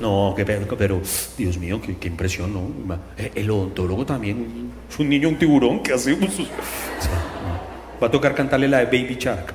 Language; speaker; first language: Spanish; native; Spanish